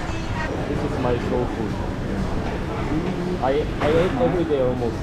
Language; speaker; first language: English; non-native, learner; Korean